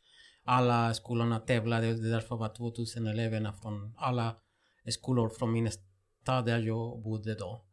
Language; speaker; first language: Swedish; non-native, fluent; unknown